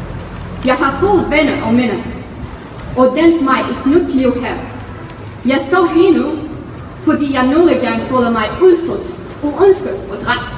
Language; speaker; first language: Danish; non-native, fluent; Arabic